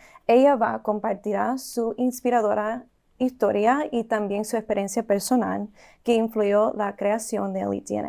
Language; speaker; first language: Spanish; early bilingual, heritage; Spanish